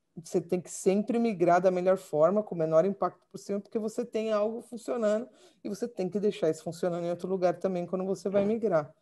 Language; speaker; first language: Portuguese; native; Portuguese